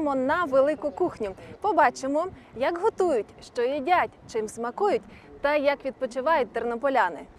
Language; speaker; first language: Ukrainian; native; Ukrainian